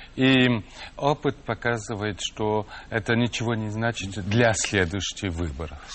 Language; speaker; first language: Russian; non-native, fluent; French